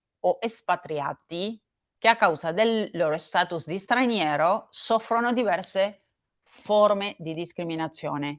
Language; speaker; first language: Italian; non-native, learner; Spanish